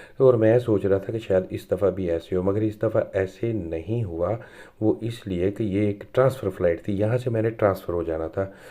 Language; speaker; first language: Urdu; non-native, local second language; Punjabi